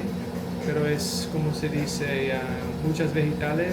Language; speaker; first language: Spanish; non-native, learner; English